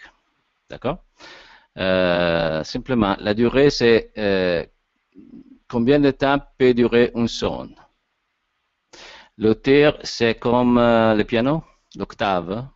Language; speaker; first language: French; non-native, learner; Italian